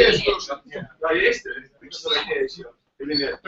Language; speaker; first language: Russian; non-native, learner; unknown